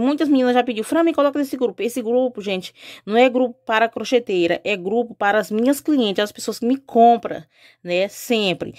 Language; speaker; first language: Portuguese; native; Portuguese